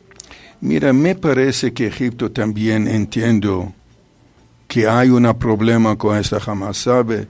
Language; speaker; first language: Spanish; non-native, fluent; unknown